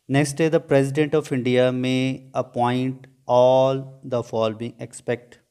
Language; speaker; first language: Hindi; non-native, local second language; Punjabi